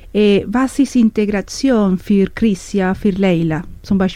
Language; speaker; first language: German; non-native, learner; Spanish